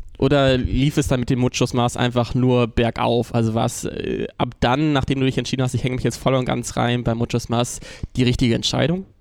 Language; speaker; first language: German; native; German